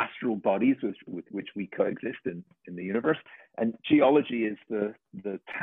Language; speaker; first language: English; native; English